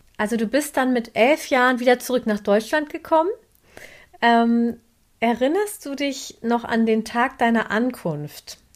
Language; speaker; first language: German; early bilingual, other home language; Turkish